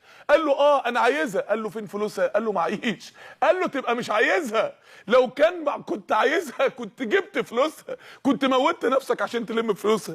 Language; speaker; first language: Arabic; native; Arabic